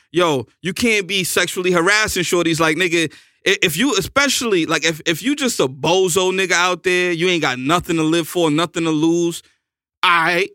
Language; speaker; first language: English; native; English